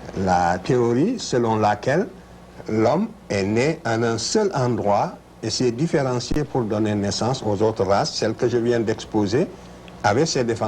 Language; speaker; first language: French; non-native, local second language; Wolof